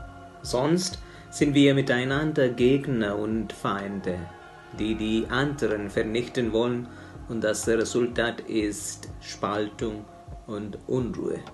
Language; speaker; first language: German; non-native, fluent; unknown